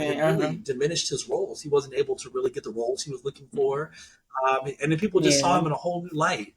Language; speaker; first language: English; native; English